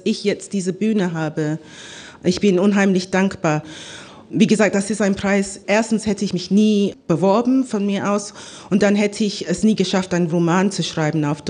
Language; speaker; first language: German; non-native, fluent; English